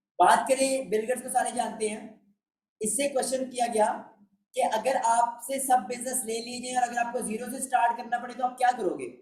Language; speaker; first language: Urdu; non-native, local second language; Punjabi